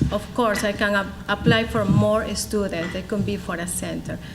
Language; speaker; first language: English; non-native, learner; Spanish